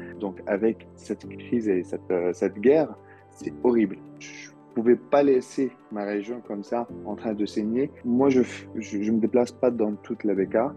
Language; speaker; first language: French; non-native, local second language; Arabic